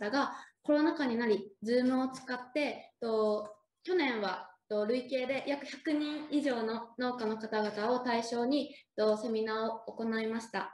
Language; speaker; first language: Japanese; native; Japanese